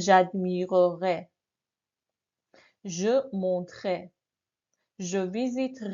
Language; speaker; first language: French; non-native, fluent; Persian